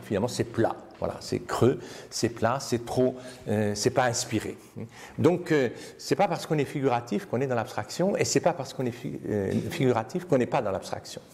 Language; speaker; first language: French; native; French